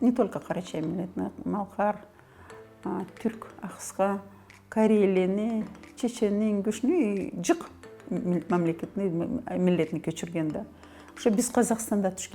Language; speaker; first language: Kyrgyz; non-native, local second language; Karachay-Balkar